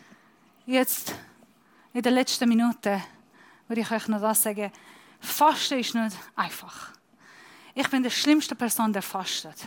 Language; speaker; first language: German; non-native, fluent; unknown